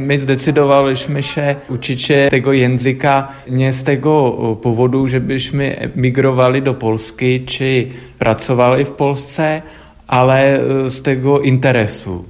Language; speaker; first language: Polish; non-native, learner; Czech